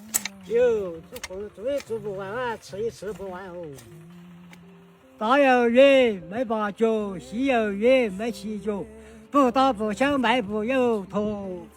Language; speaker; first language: Chinese; native; Chinese